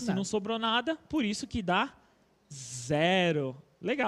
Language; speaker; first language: Portuguese; native; Portuguese